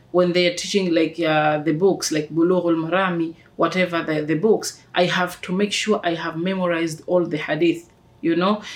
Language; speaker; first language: English; non-native, local second language; Swahili